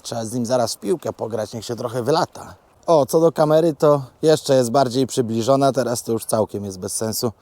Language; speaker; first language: Polish; native; Polish